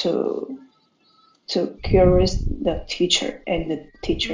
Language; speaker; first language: English; non-native, learner; Chinese